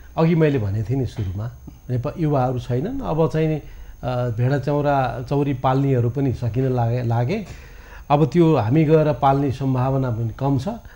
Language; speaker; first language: Nepali; native; Nepali